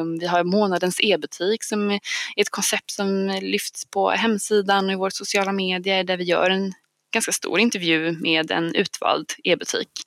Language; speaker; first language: Swedish; native; Swedish